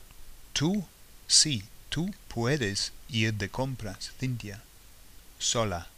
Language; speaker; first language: Spanish; non-native, fluent; English